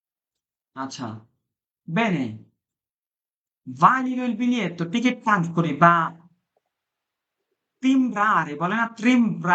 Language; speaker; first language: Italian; non-native, fluent; Bangla